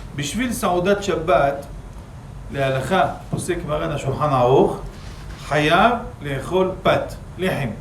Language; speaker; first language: Hebrew; native; Hebrew